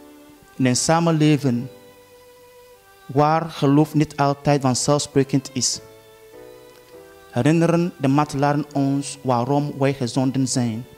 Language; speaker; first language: Dutch; non-native, fluent; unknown